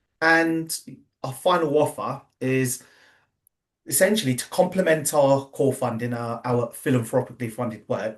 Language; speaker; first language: English; native; English